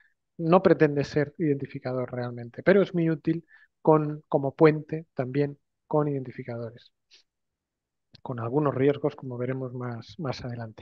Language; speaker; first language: Spanish; native; Spanish